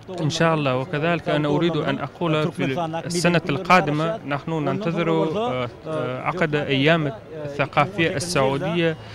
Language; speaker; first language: Arabic; non-native, learner; Turkmen